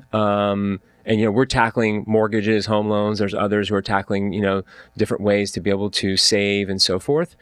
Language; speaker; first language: English; native; English